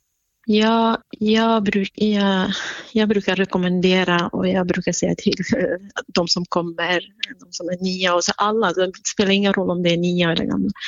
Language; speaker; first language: Swedish; non-native, fluent; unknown